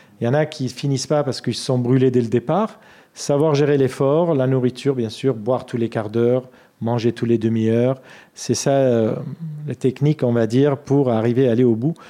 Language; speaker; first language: French; non-native, fluent; Armenian